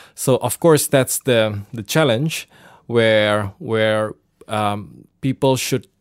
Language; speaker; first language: English; non-native, fluent; Indonesian